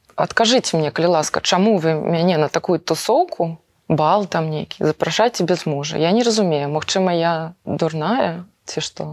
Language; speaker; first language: Belarusian; native; Belarusian